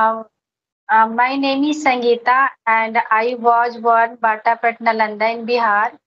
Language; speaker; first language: English; non-native, learner; Hindi